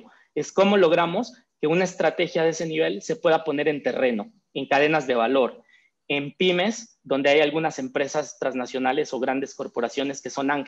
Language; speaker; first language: Spanish; native; Spanish